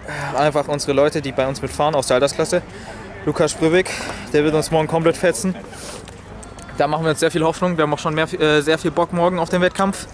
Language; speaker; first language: German; native; German